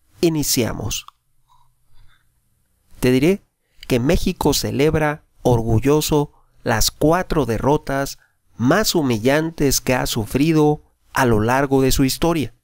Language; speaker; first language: Spanish; native; Spanish